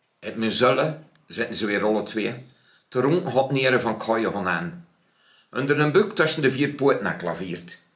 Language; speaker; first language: Dutch; native; Dutch